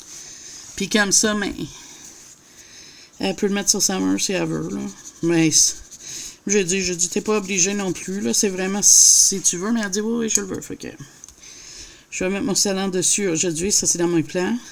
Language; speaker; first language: French; native; French